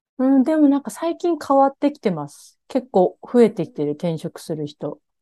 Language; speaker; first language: Japanese; native; Japanese